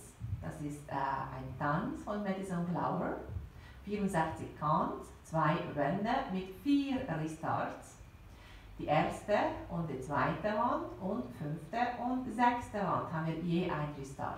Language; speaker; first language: German; non-native, fluent; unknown